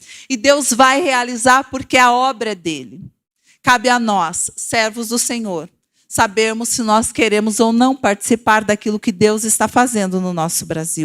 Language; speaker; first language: Portuguese; native; Portuguese